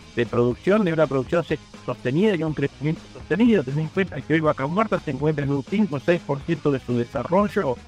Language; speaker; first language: Spanish; native; Spanish